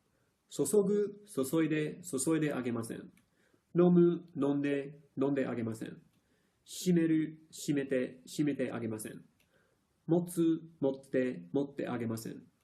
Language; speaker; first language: Japanese; non-native, fluent; English